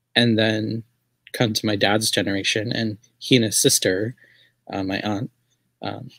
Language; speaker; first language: English; native; English